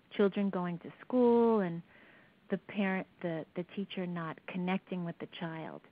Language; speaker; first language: English; native; English